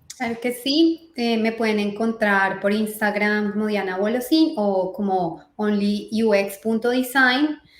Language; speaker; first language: Spanish; native; Spanish